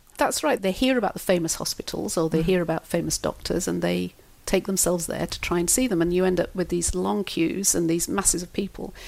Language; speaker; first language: English; native; English